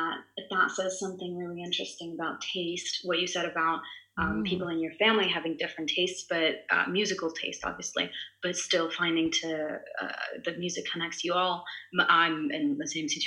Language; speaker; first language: English; non-native, fluent; Italian